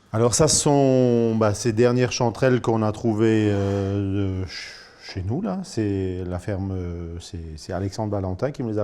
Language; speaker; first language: French; native; French